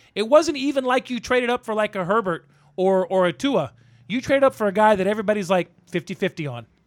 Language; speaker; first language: English; native; English